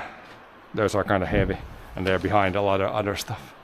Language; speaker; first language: English; non-native, fluent; Swedish